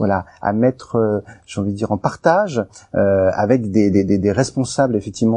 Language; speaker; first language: French; native; French